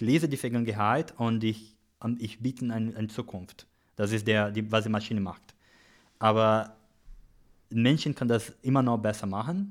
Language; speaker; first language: German; non-native, learner; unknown